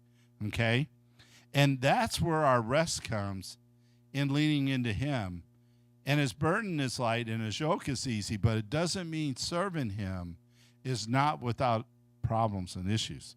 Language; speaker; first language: English; native; English